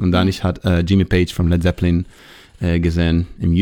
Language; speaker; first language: German; non-native, learner; Hebrew